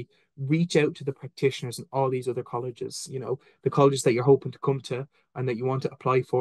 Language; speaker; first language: English; native; English